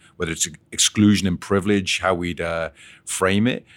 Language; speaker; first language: English; native; English